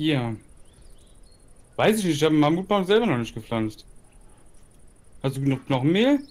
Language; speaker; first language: German; native; German